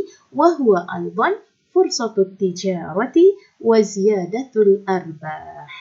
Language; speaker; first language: Arabic; non-native, fluent; Malay